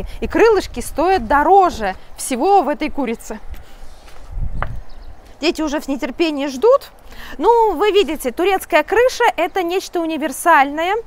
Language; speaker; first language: Russian; native; Russian